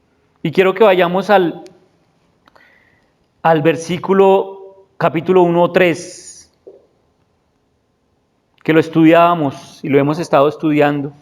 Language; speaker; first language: Spanish; native; Spanish